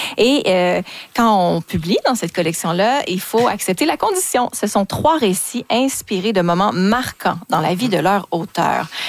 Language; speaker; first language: French; native; French